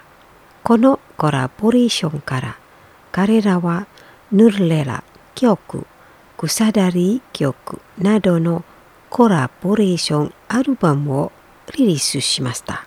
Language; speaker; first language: Japanese; non-native, fluent; Indonesian